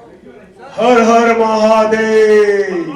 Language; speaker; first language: Hindi; native; Hindi